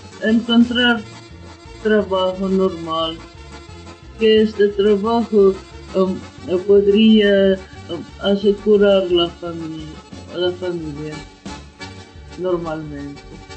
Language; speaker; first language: Spanish; non-native, learner; Ukrainian